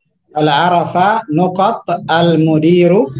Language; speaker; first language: Arabic; non-native, fluent; Indonesian